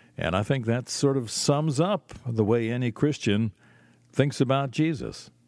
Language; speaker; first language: English; native; English